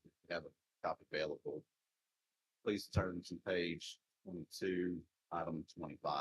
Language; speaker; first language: English; native; English